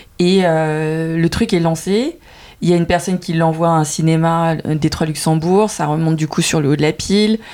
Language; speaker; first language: French; early bilingual, other home language; Vietnamese